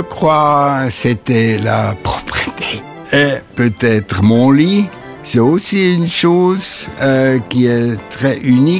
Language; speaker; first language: French; non-native, local second language; German